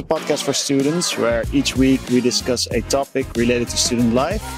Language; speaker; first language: English; non-native, fluent; Dutch